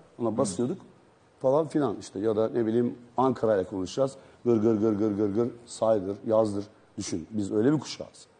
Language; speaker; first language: Turkish; native; Turkish